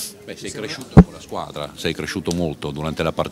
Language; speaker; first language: Italian; native; Italian